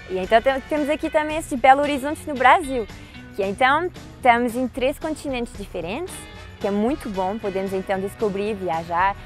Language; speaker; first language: Portuguese; early bilingual, heritage; Portuguese